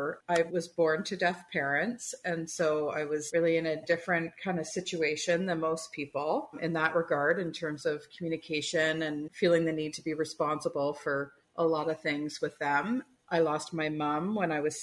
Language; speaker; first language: English; native; English